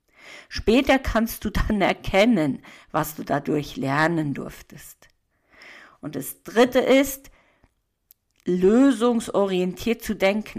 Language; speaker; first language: German; native; German